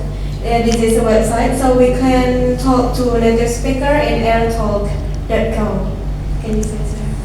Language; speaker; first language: English; non-native, learner; Indonesian